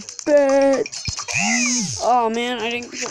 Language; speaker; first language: English; native; English